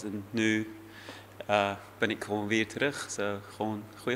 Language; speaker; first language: Dutch; non-native, fluent; Persian